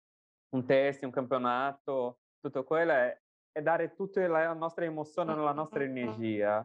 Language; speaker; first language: Italian; non-native, fluent; Portuguese